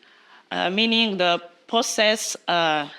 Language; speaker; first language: English; non-native, learner; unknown